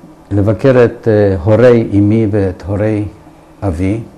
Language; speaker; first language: Hebrew; early bilingual, other home language; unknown